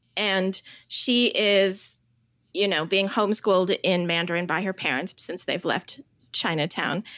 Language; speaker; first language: English; early bilingual, other home language; Chinese